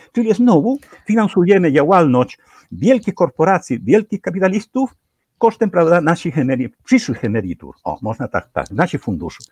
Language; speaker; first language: Polish; non-native, fluent; Spanish